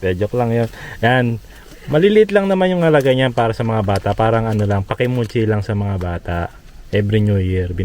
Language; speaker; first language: Filipino; native; Filipino